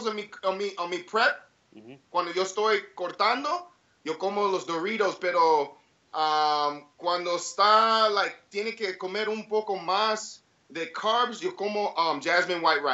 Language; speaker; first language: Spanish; early bilingual, heritage; English